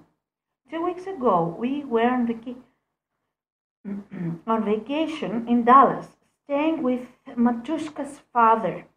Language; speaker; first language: English; non-native, fluent; Greek